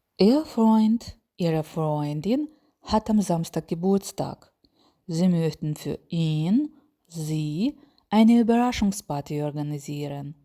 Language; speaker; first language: German; non-native, fluent; Ukrainian